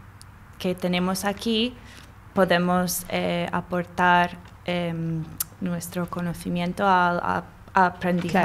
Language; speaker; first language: Spanish; non-native, learner; English